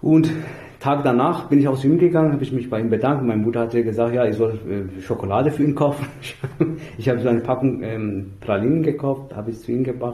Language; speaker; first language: German; non-native, fluent; Persian